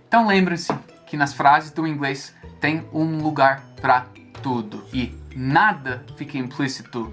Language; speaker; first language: Portuguese; non-native, fluent; English